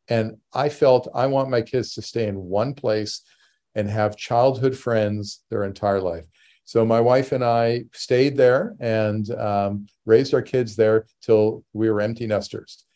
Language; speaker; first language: English; native; English